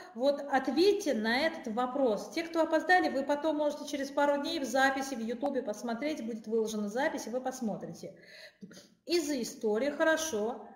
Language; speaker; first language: Russian; non-native, local second language; Armenian